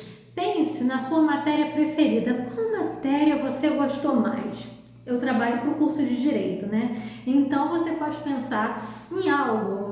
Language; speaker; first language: Portuguese; native; Portuguese